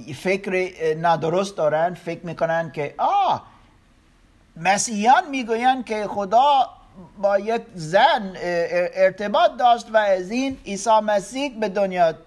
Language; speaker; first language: Persian; non-native, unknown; German